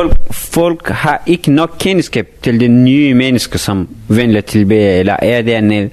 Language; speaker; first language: Danish; non-native, fluent; Persian